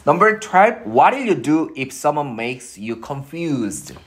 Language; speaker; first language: English; non-native, fluent; Korean